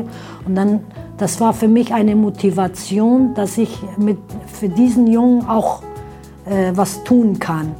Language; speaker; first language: German; early bilingual, other home language; Aramaic